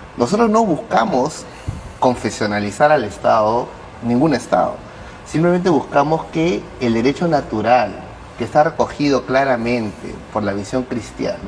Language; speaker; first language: Spanish; native; Spanish